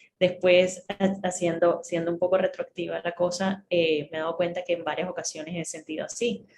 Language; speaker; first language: Spanish; native; Spanish